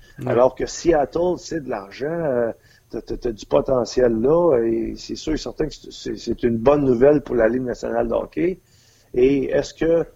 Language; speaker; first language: French; native; French